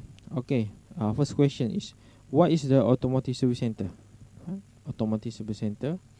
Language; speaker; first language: English; non-native, local second language; Malay